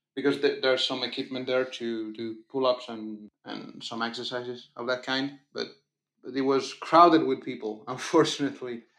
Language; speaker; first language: English; non-native, fluent; Italian